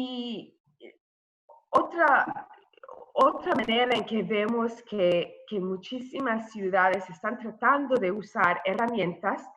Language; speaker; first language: Spanish; non-native, fluent; English